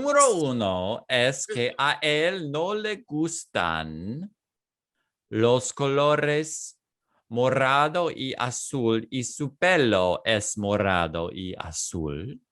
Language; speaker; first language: Spanish; non-native, fluent; English